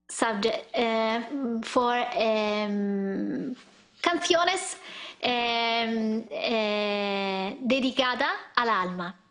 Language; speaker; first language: Spanish; non-native, learner; Italian